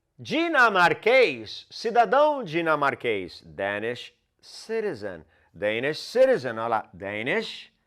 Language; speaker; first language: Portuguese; non-native, fluent; English